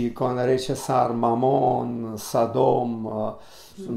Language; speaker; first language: Spanish; non-native, learner; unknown